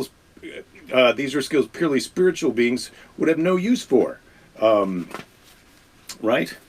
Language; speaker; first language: English; native; English